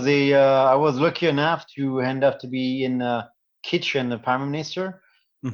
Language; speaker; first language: English; non-native, fluent; French